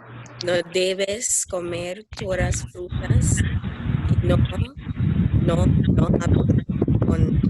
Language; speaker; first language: Spanish; non-native, learner; English